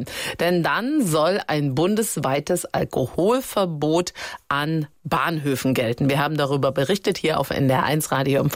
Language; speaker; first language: German; native; German